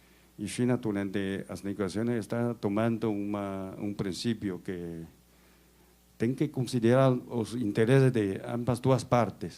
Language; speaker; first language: Portuguese; non-native, learner; Chinese